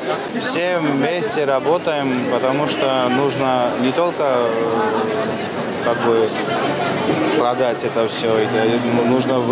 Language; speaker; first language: Russian; non-native, fluent; Georgian